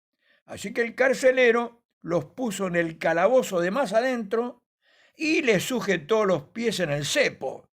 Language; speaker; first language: Spanish; native; Spanish